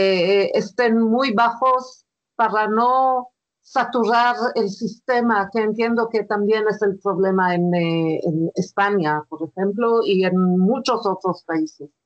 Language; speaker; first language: Spanish; non-native, fluent; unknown